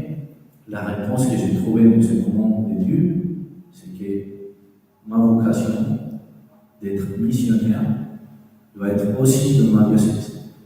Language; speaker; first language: French; non-native, fluent; Spanish